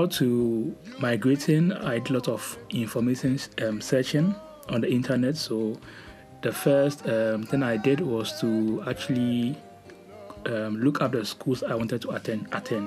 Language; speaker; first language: English; non-native, local second language; Akan